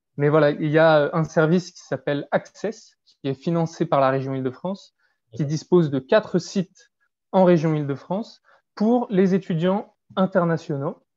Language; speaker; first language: French; native; French